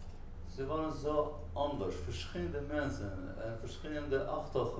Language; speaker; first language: Dutch; non-native, fluent; Arabic